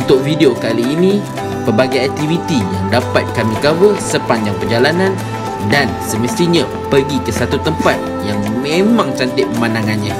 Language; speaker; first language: Malay; native; Malay